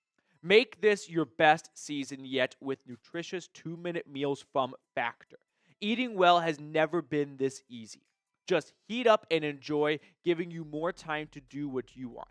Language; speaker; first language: English; native; English